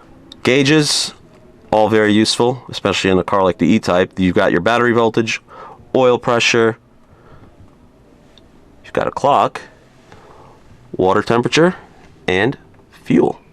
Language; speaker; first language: English; native; English